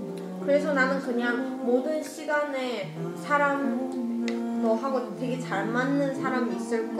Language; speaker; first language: Korean; non-native, learner; Chinese